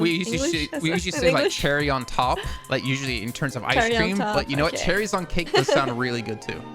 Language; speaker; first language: English; native; English